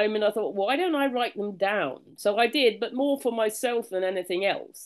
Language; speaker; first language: English; native; English